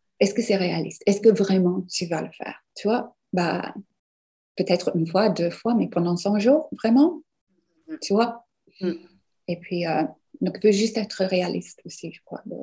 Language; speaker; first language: French; non-native, fluent; English